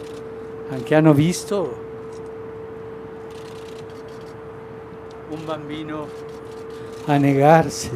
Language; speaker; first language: Italian; non-native, fluent; Spanish